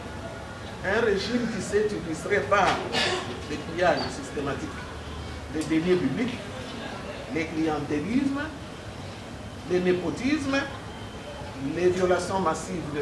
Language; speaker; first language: French; non-native, local second language; Lingala